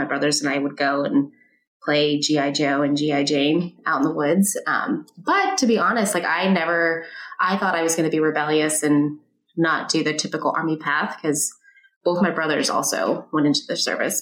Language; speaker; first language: English; native; English